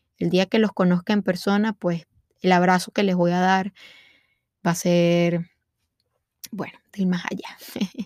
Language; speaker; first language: Spanish; native; Spanish